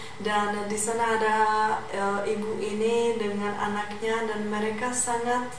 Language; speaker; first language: Indonesian; non-native, fluent; Czech